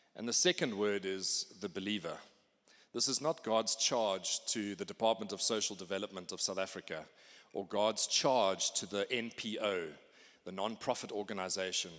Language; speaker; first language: English; native; English